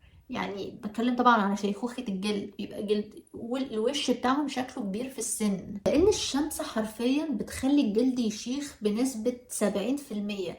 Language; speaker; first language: Arabic; native; Arabic